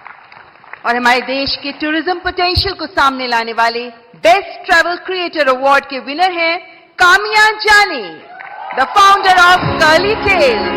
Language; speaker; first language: Hindi; native; Hindi